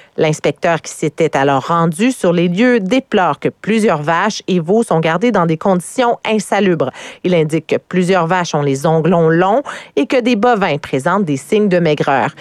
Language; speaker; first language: French; native; French